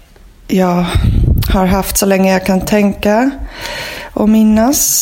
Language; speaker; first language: Swedish; non-native, fluent; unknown